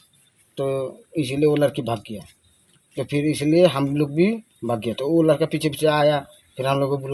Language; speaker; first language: Hindi; non-native, local second language; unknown